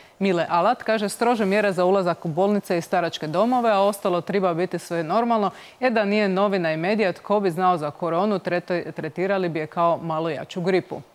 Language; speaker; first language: Croatian; native; Croatian